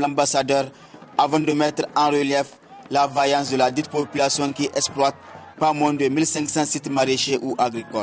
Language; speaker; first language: French; native; French